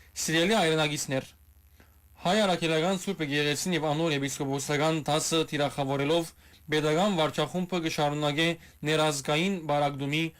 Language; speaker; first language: Armenian; early bilingual, heritage; Armenian